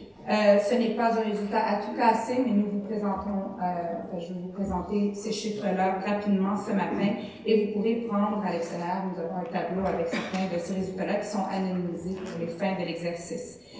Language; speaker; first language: French; native; French